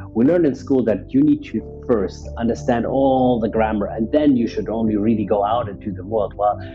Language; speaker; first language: English; non-native, fluent; German